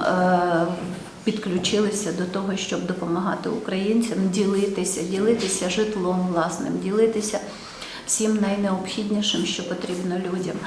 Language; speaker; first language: Ukrainian; native; Ukrainian